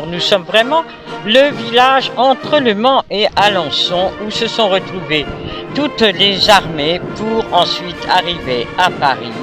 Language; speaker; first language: French; native; French